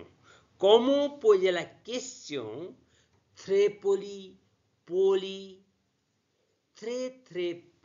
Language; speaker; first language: French; non-native, learner; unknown